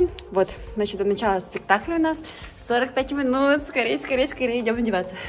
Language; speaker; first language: Russian; native; Russian